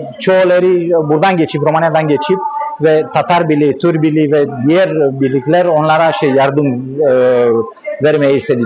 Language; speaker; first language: Turkish; non-native, learner; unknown